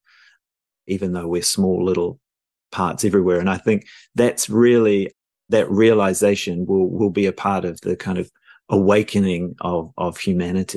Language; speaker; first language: English; native; English